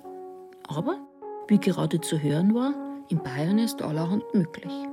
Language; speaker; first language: German; native; German